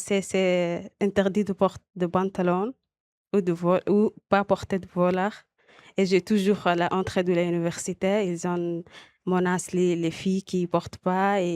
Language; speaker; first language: French; non-native, learner; Arabic